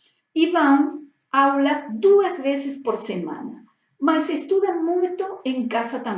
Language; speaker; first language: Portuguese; non-native, fluent; Spanish